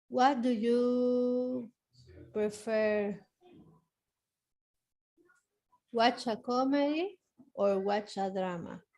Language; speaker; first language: English; non-native, learner; Spanish